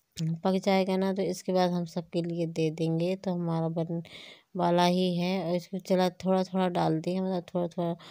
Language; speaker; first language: Hindi; native; Hindi